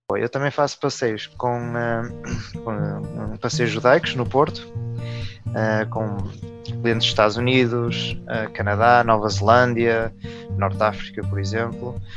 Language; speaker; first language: Portuguese; native; Portuguese